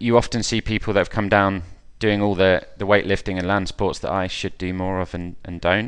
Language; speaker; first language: English; native; English